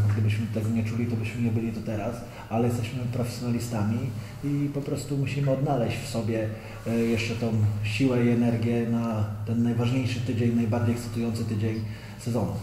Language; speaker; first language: Polish; native; Polish